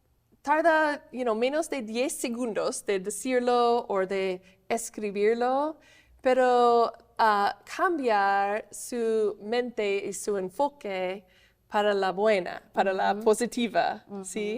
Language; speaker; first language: Spanish; non-native, fluent; English